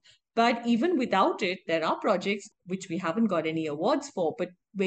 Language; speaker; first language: English; non-native, local second language; Hindi